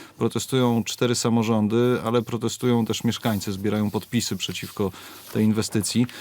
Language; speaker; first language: Polish; native; Polish